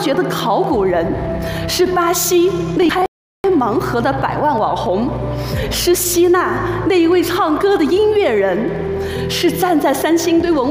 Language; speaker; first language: Chinese; native; Chinese